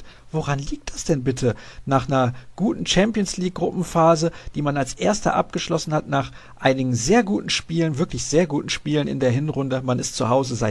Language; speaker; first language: German; native; German